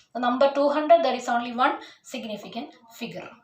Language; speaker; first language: English; non-native, local second language; Malayalam